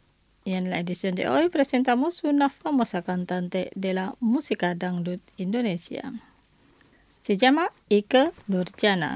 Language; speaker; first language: Spanish; non-native, fluent; Indonesian